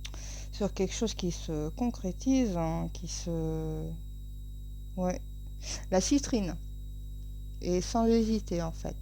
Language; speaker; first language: French; native; French